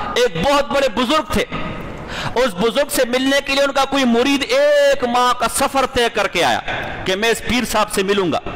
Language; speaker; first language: Urdu; non-native, local second language; Pashto